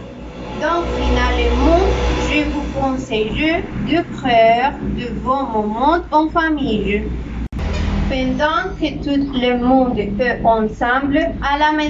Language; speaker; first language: French; non-native, learner; Spanish